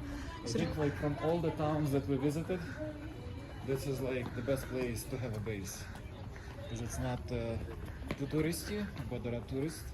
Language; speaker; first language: English; non-native, fluent; Russian